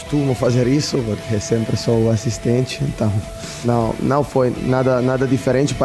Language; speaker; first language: Portuguese; non-native, learner; Italian